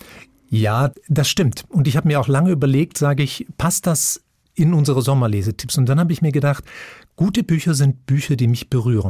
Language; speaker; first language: German; native; German